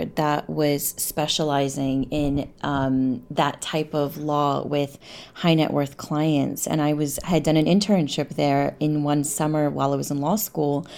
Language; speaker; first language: English; native; English